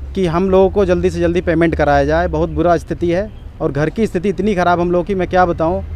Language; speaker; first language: Hindi; native; Hindi